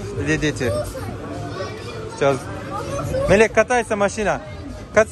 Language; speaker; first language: Russian; non-native, learner; Turkish